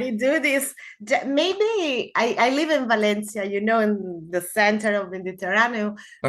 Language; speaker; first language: English; non-native, learner; Spanish